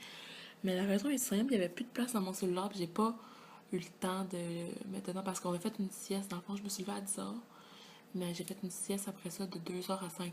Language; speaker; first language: French; native; French